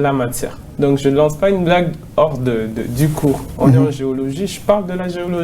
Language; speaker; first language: French; non-native, local second language; Swahili